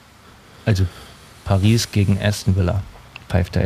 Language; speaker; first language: German; native; German